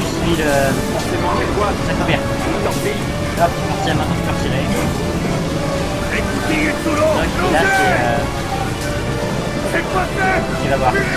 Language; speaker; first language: French; native; French